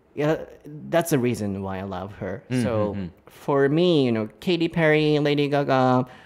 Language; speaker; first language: English; non-native, fluent; Japanese